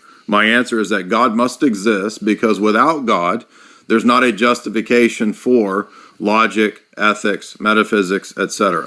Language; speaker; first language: English; native; English